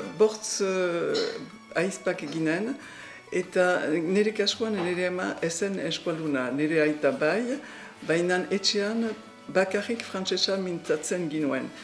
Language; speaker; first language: Basque; non-native, local second language; French